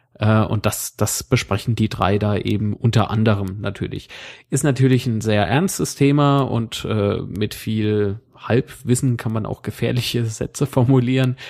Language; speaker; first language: German; native; German